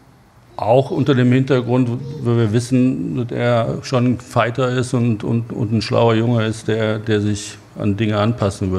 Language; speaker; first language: German; native; German